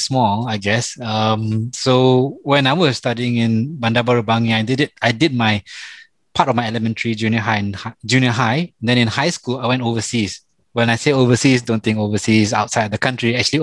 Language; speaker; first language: English; non-native, local second language; Malay